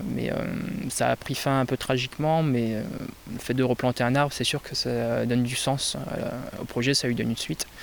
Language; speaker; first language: French; native; French